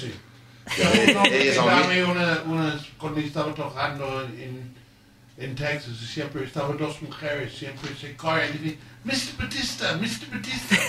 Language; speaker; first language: Spanish; non-native, learner; English